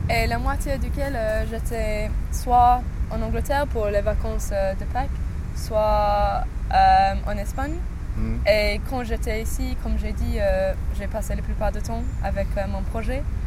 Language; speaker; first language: French; non-native, fluent; English